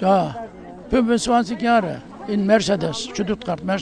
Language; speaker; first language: German; non-native, learner; Turkish